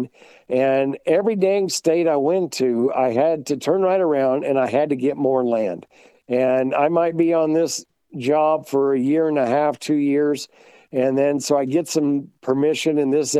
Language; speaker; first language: English; native; English